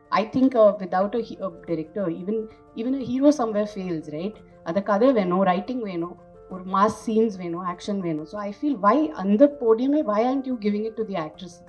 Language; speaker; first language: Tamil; non-native, fluent; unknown